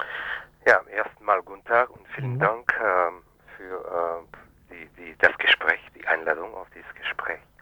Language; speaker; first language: German; non-native, fluent; Haitian Creole